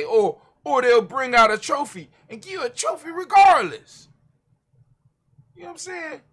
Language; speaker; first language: English; native; English